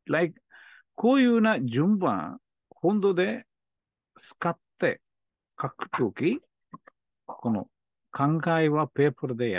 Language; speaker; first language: Japanese; non-native, learner; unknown